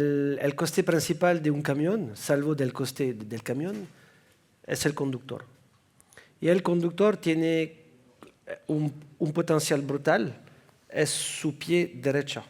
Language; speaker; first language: Spanish; non-native, fluent; French